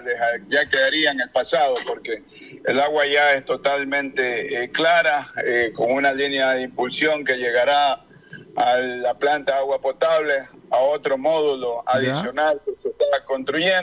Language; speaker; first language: Spanish; native; Spanish